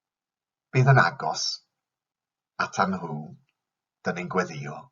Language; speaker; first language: Welsh; non-native, fluent; English